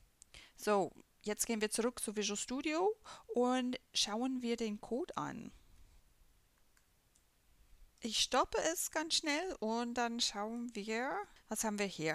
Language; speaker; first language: German; non-native, fluent; English